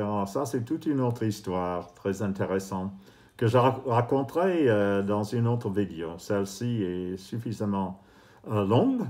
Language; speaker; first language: French; non-native, fluent; English